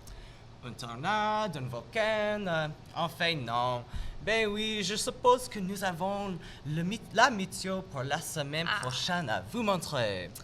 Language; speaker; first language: French; non-native, local second language; English